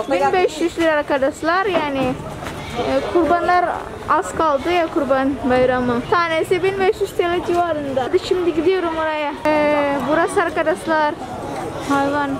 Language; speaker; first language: Turkish; non-native, learner; Javanese